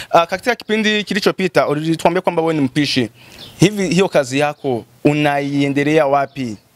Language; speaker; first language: Swahili; non-native, local second language; Rundi